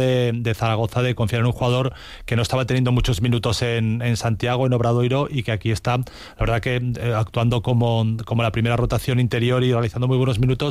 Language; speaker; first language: Spanish; native; Spanish